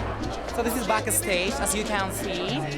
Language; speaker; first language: English; non-native, learner; Spanish